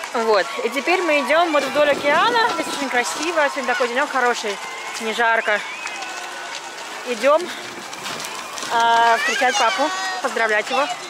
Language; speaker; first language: Russian; native; Russian